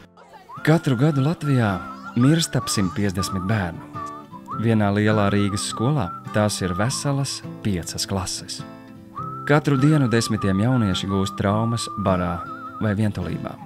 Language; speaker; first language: Latvian; native; Latvian